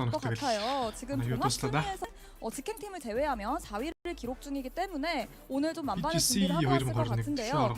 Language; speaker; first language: Korean; native; Korean